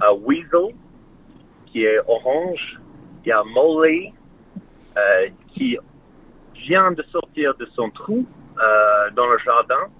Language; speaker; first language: French; non-native, learner; English